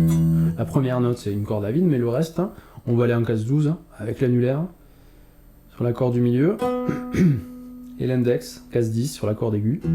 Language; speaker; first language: French; native; French